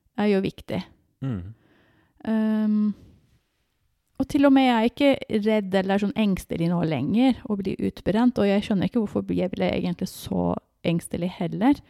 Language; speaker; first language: Norwegian; non-native, fluent; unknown